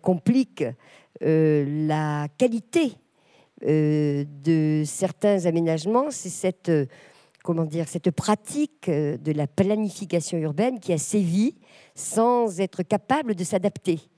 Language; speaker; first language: French; native; French